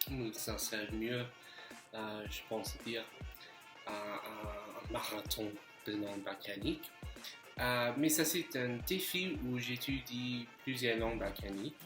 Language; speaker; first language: French; non-native, fluent; English